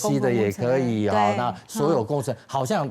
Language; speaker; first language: Chinese; native; Chinese